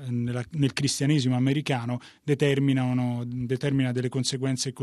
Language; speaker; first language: Italian; native; Italian